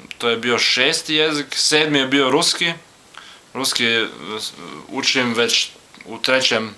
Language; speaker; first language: Croatian; early bilingual, heritage; Croatian